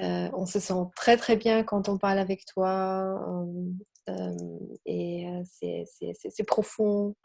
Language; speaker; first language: French; non-native, learner; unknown